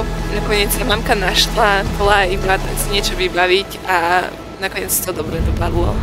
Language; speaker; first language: Slovak; native; Slovak